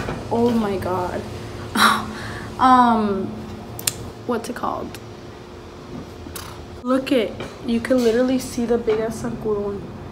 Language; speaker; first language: English; early bilingual, other home language; Spanish